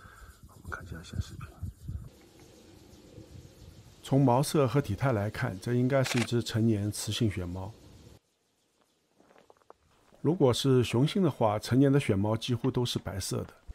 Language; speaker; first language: Chinese; native; Chinese